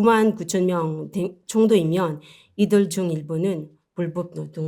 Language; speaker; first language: Korean; non-native, learner; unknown